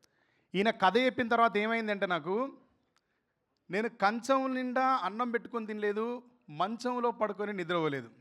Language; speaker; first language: Telugu; native; Telugu